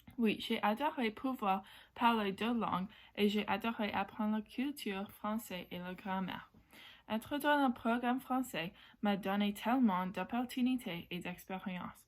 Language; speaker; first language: French; non-native, local second language; English